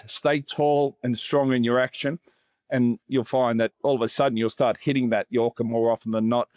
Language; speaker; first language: English; native; English